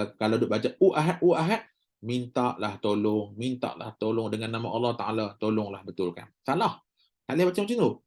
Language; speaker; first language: Malay; native; Malay